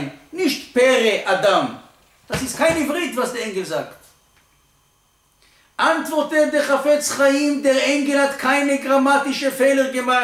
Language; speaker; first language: German; non-native, learner; Hebrew